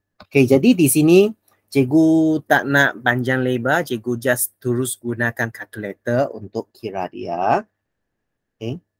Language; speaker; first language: Malay; non-native, local second language; Chinese